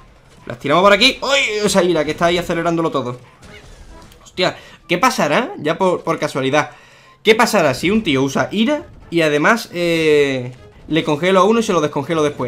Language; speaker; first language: Spanish; native; Spanish